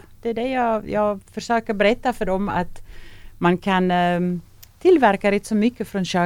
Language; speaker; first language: Swedish; non-native, fluent; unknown